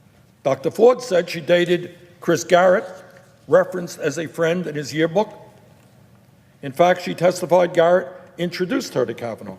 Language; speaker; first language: English; native; English